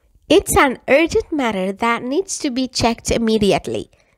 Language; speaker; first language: English; non-native, fluent; Persian